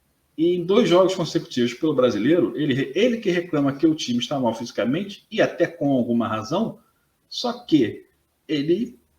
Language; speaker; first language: Portuguese; native; Portuguese